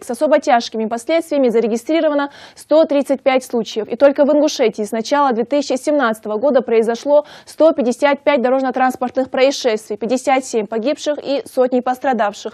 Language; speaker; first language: Russian; native; Russian